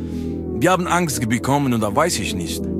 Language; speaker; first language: German; non-native, learner; French